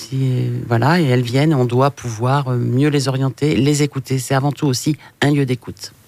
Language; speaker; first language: French; native; French